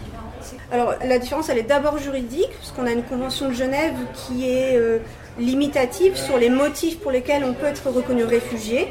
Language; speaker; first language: French; native; French